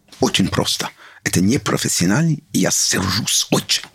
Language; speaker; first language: Russian; non-native, learner; English